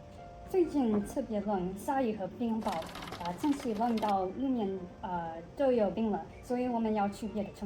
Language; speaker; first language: Chinese; non-native, learner; English